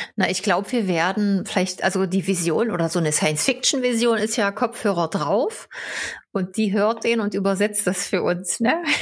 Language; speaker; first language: German; non-native, local second language; Upper Sorbian